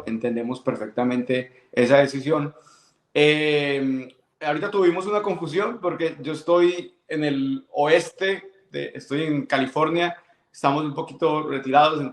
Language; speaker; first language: Spanish; native; Spanish